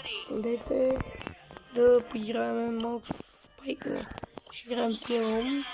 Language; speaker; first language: Bulgarian; native; Bulgarian